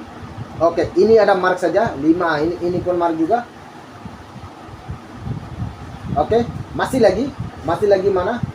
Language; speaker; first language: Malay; non-native, learner; Bangla